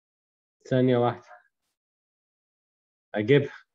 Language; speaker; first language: Arabic; native; Arabic